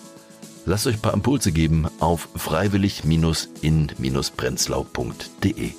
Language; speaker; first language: German; native; German